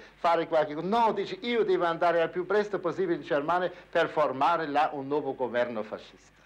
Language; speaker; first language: Italian; non-native, fluent; German